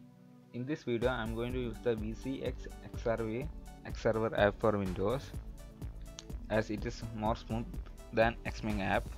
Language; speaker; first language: English; non-native, fluent; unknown